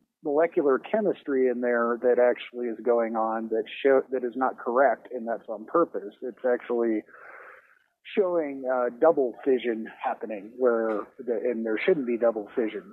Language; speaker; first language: English; native; English